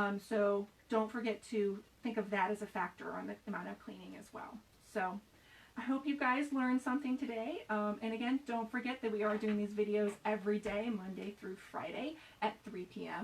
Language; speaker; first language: English; native; English